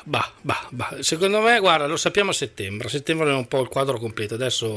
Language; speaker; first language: Italian; native; Italian